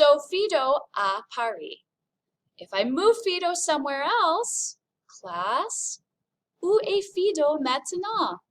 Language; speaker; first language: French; non-native, fluent; English